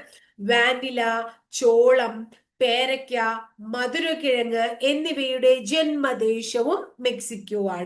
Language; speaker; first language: Malayalam; native; Malayalam